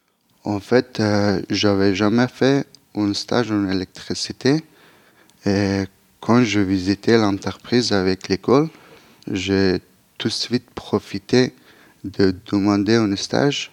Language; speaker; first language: French; non-native, learner; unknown